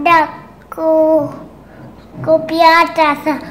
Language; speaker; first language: Romanian; early bilingual, heritage; Romanian